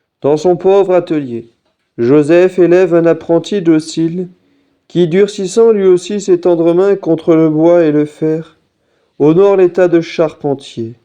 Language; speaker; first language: French; native; French